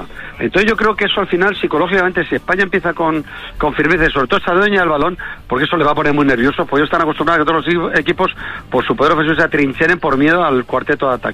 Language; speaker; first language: Spanish; native; Spanish